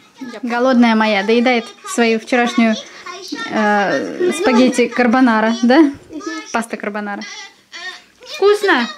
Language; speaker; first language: Russian; native; Russian